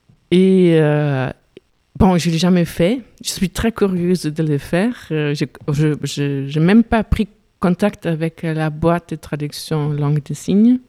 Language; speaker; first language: French; non-native, fluent; German